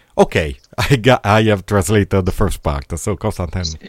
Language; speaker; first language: English; non-native, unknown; Italian